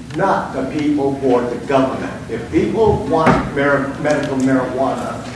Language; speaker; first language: English; early bilingual, other home language; German